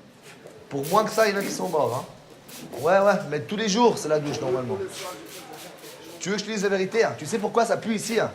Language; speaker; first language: French; native; French